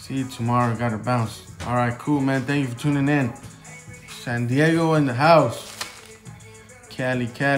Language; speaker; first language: English; early bilingual, other home language; Spanish